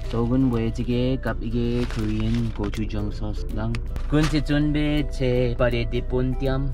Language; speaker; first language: English; native; English